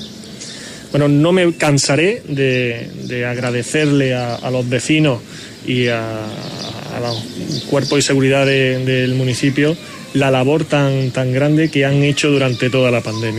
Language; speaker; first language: Spanish; native; Spanish